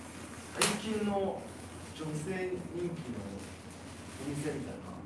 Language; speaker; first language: Japanese; native; Japanese